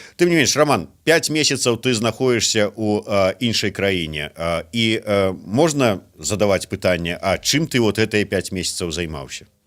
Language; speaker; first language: Belarusian; native; Belarusian